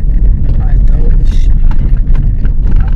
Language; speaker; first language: Portuguese; native; Portuguese